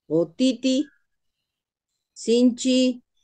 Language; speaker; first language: Chinese; non-native, learner; Spanish